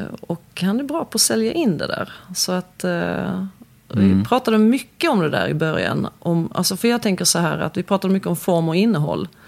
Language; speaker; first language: Swedish; early bilingual, other home language; Polish